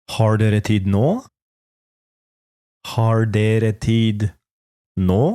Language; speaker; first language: Norwegian; non-native, fluent; Polish